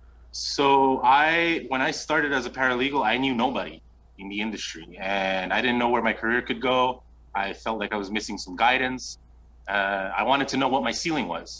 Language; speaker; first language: English; native; English